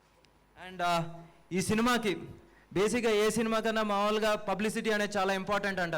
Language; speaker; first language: Telugu; native; Telugu